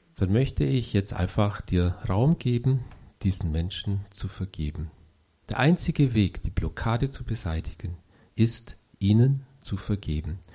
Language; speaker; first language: German; native; German